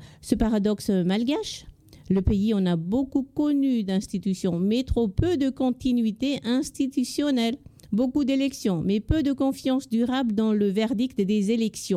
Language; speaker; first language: French; non-native, local second language; Malagasy